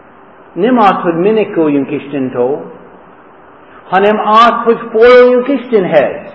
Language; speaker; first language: Hungarian; non-native, fluent; English